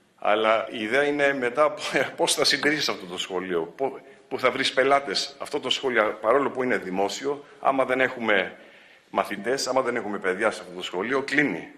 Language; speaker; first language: Greek; early bilingual, heritage; Greek